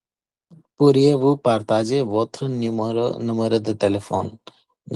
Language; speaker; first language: French; non-native, learner; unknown